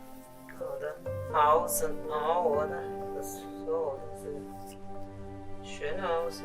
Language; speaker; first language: German; non-native, learner; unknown